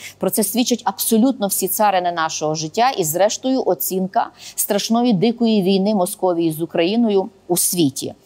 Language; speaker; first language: Ukrainian; native; Ukrainian